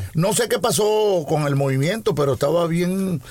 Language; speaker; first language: Spanish; native; Spanish